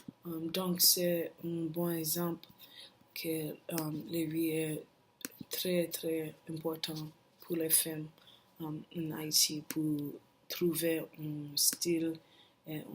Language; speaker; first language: French; non-native, learner; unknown